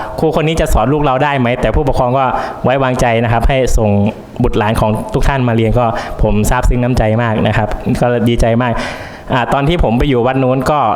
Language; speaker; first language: Thai; native; Thai